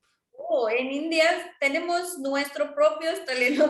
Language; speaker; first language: Spanish; non-native, fluent; Marwari